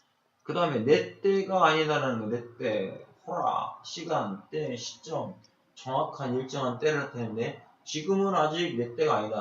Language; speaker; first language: Korean; native; Korean